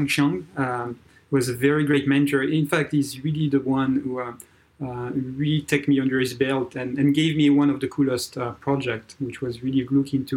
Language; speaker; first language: English; non-native, fluent; French